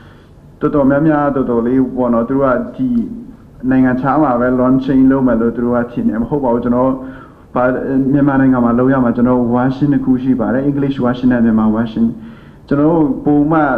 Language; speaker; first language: Burmese; non-native, local second language; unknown